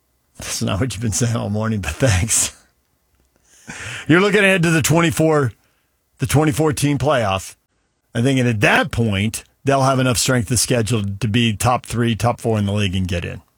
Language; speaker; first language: English; native; English